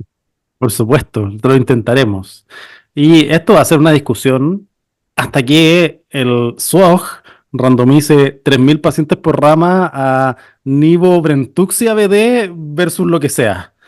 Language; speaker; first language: Spanish; native; Spanish